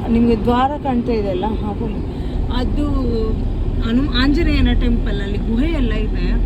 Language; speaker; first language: Kannada; non-native, local second language; Tulu